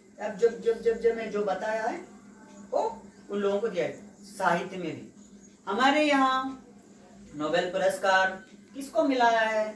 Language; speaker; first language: Hindi; non-native, local second language; Telugu